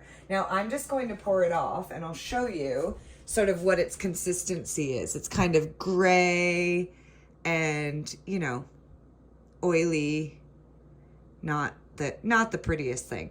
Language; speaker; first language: English; native; English